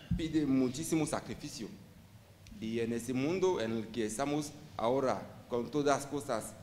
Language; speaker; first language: Spanish; non-native, fluent; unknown